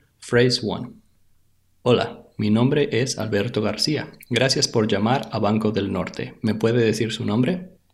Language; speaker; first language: Spanish; native; Spanish